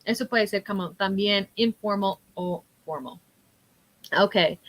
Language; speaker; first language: Spanish; non-native, fluent; English